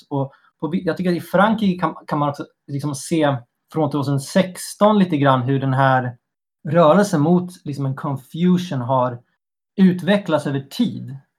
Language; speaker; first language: Swedish; native; Swedish